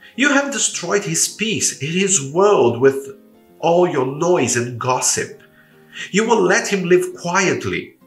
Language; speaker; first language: English; non-native, fluent; Portuguese